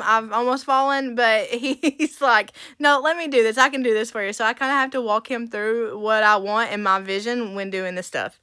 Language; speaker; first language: English; native; English